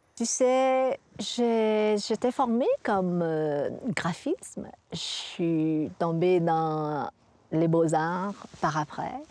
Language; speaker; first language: French; early bilingual, other home language; Vietnamese